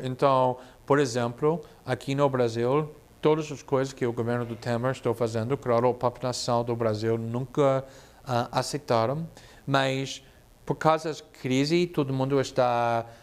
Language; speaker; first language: Portuguese; non-native, fluent; English